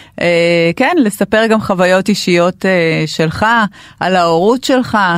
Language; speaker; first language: Hebrew; native; Hebrew